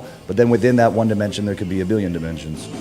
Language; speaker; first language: English; native; English